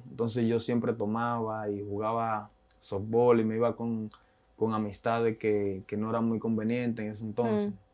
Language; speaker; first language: Spanish; native; Spanish